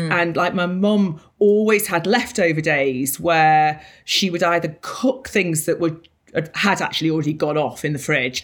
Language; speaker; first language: English; native; English